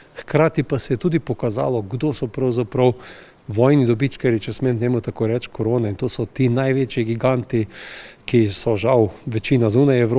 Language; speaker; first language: Slovenian; native; Slovenian